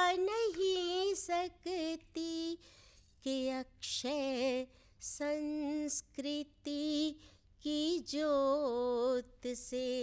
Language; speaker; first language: Hindi; native; Hindi